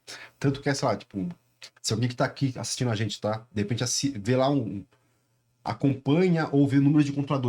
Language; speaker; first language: Portuguese; native; Portuguese